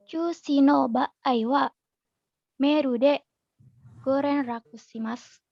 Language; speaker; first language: Japanese; non-native, learner; Indonesian